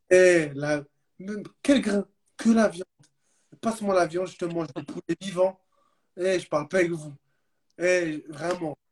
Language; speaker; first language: French; early bilingual, other home language; Arabic